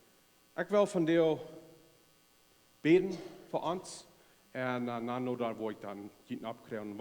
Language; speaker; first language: German; non-native, learner; Plautdietsch